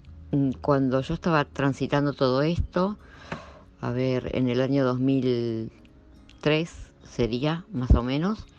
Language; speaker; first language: Spanish; native; Spanish